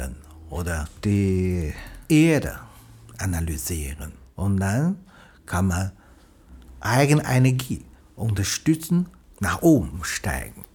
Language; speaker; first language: German; non-native, learner; Chinese